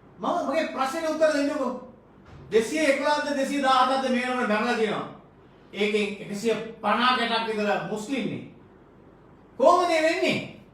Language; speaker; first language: Sinhala; non-native, local second language; Tamil